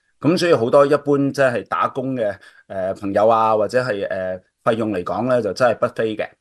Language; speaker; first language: Cantonese; native; Cantonese